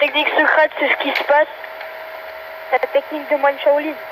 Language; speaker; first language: French; native; French